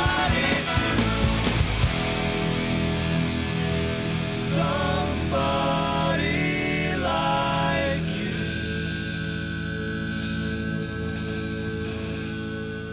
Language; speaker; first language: English; native; English